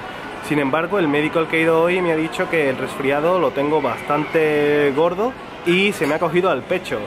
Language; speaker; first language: Spanish; native; Spanish